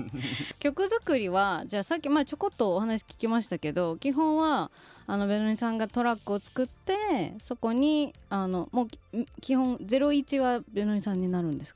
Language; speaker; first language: Japanese; native; Japanese